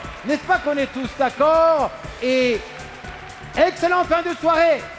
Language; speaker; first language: French; non-native, learner; Turkish